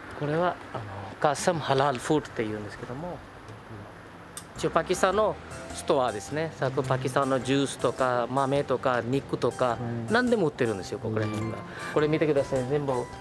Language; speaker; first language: Japanese; non-native, fluent; Urdu